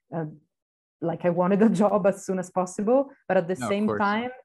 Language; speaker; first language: English; non-native, fluent; Italian